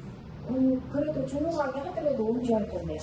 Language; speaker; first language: Korean; native; Korean